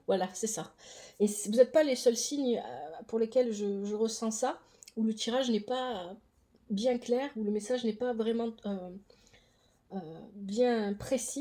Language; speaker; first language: French; native; French